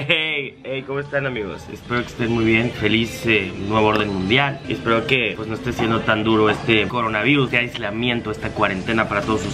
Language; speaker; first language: Spanish; native; Spanish